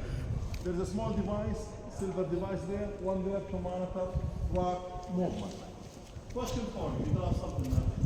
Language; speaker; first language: English; non-native, fluent; Arabic